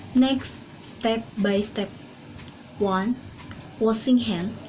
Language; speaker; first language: English; non-native, learner; Indonesian